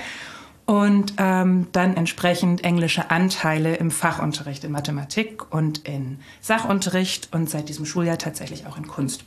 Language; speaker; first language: German; native; German